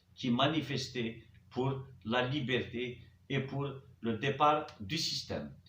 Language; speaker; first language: French; non-native, local second language; Arabic